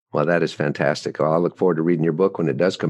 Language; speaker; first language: English; native; English